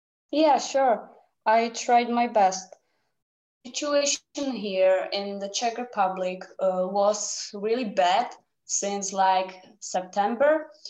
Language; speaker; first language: English; non-native, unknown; Czech